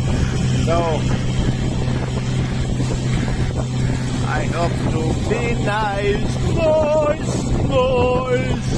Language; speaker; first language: English; non-native, learner; Romanian